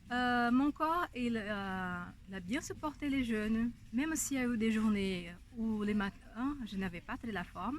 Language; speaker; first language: French; non-native, fluent; Portuguese